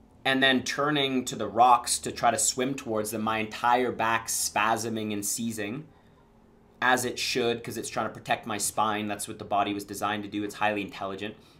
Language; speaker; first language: English; native; English